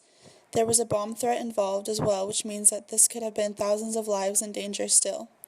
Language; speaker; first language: English; native; English